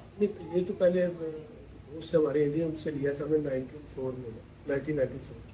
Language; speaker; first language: Urdu; non-native, local second language; Punjabi